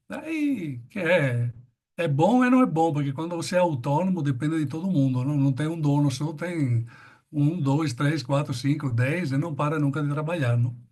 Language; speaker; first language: Portuguese; non-native, fluent; Italian